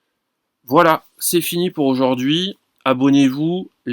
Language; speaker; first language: French; native; French